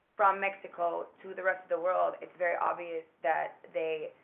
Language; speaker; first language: English; native; English